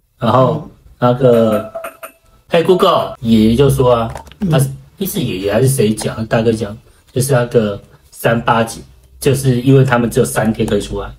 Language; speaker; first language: Chinese; native; Chinese